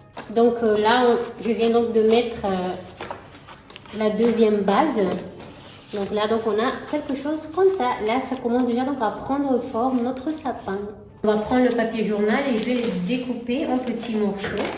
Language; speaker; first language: French; native; French